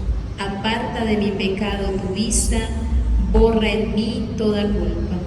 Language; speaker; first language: Spanish; native; Spanish